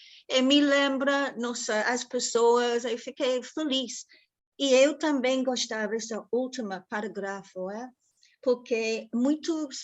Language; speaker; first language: Portuguese; non-native, fluent; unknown